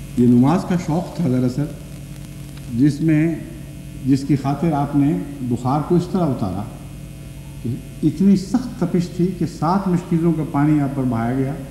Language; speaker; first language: Urdu; non-native, local second language; Punjabi